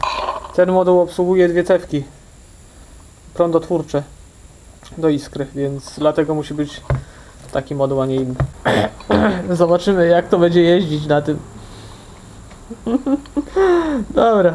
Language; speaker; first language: Polish; native; Polish